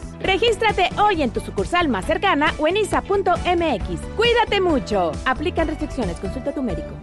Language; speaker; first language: Spanish; native; Spanish